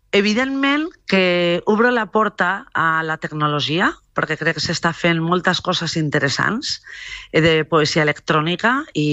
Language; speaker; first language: Catalan; non-native, local second language; Spanish